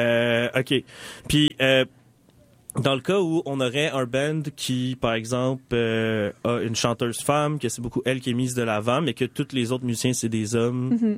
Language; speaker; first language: French; native; French